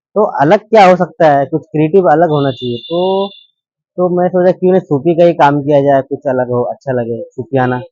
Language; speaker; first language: Hindi; native; Hindi